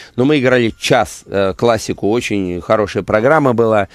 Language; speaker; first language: Russian; native; Russian